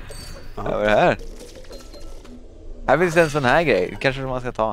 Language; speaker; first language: Swedish; native; Swedish